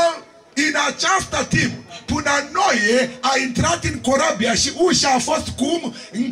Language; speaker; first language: Romanian; non-native, learner; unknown